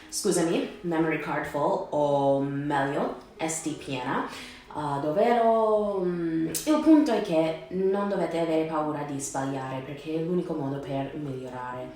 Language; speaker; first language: Italian; non-native, fluent; English